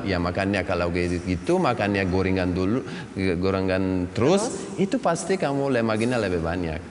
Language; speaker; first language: Indonesian; non-native, learner; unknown